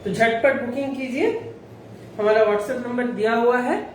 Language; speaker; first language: Hindi; non-native, local second language; Bangla